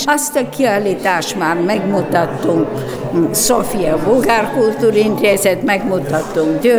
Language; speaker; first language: Hungarian; non-native, fluent; Bulgarian